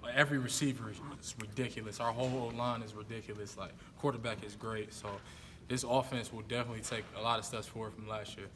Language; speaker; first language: English; native; English